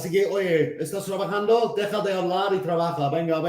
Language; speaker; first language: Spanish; non-native, fluent; English